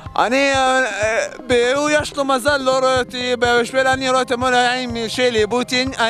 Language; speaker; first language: Hebrew; non-native, learner; Arabic